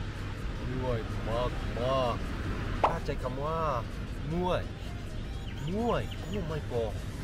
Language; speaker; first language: Thai; non-native, learner; Japanese